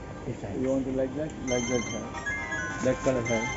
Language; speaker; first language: English; non-native, learner; Tamil